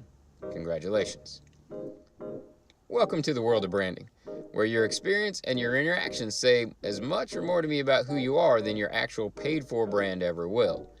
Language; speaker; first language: English; native; English